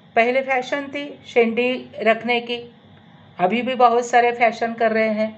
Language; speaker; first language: Hindi; non-native, local second language; Marathi